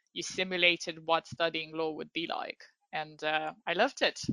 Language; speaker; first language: English; non-native, fluent; Romanian